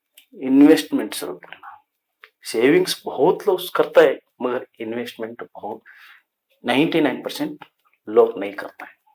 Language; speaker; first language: Hindi; non-native, local second language; Kannada